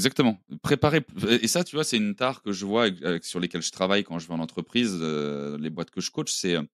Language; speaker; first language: French; native; French